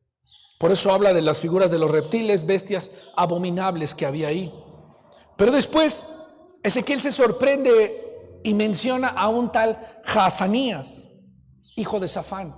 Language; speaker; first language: Spanish; native; Spanish